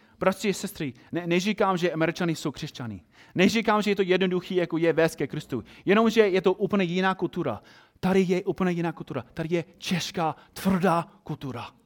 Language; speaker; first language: Czech; non-native, fluent; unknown